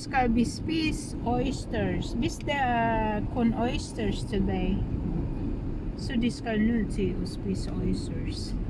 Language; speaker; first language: Danish; non-native, learner; Filipino